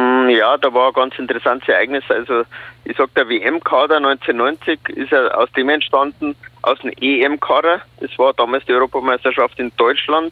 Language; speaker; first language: German; native; German